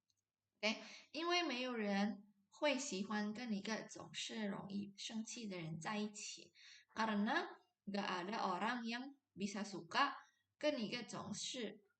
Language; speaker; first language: Chinese; non-native, fluent; Indonesian